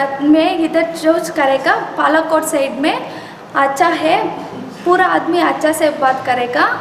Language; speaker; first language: Hindi; non-native, local second language; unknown